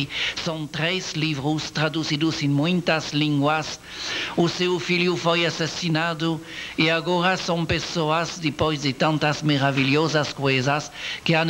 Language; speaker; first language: Portuguese; non-native, learner; French